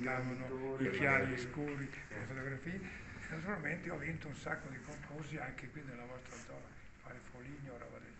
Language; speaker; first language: Italian; native; Italian